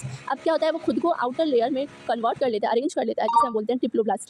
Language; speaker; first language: Hindi; native; Hindi